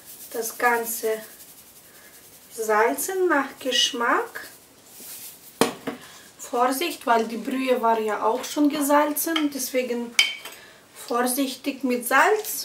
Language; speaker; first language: German; non-native, fluent; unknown